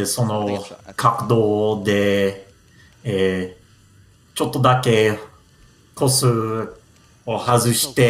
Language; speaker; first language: Japanese; non-native, learner; English